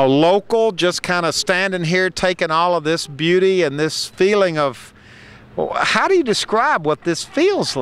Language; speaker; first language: English; native; English